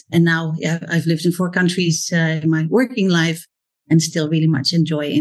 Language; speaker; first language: English; non-native, fluent; Dutch